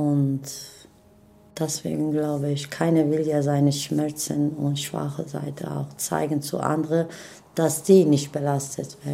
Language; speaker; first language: German; non-native, learner; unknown